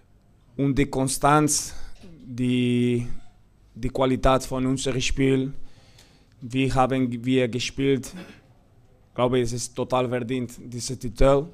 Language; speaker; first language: German; non-native, fluent; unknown